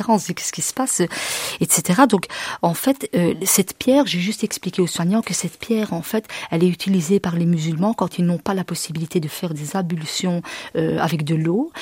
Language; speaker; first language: French; early bilingual, other home language; Arabic